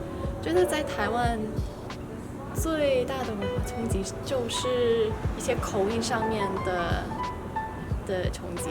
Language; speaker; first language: Chinese; non-native, fluent; English